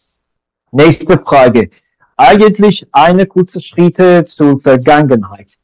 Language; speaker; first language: German; non-native, learner; Persian